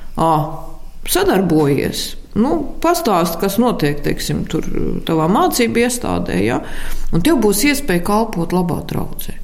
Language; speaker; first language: Latvian; native; Latvian